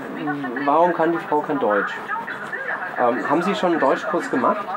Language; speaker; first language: German; native; German